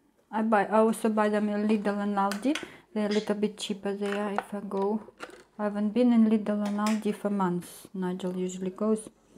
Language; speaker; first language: English; non-native, fluent; Russian